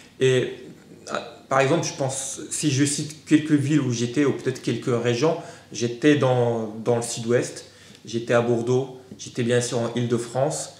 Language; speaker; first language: French; non-native, local second language; Arabic